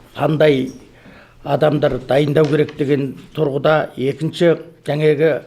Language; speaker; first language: Kazakh; native; Kazakh